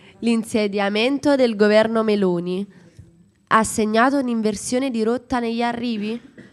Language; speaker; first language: Italian; non-native, fluent; Spanish